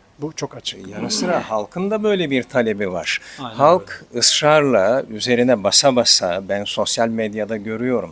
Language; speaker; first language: Turkish; native; Turkish